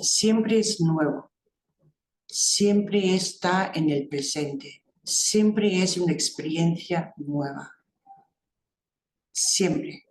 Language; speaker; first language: Spanish; non-native, fluent; English